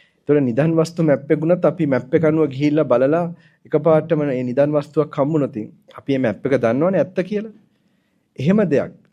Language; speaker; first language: Sinhala; non-native, fluent; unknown